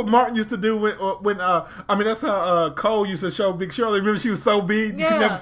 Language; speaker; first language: English; native; English